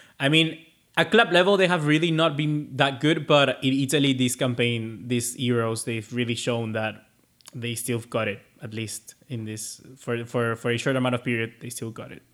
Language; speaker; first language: English; non-native, fluent; Spanish